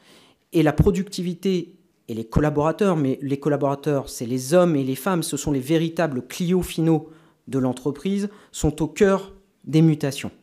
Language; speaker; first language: French; native; French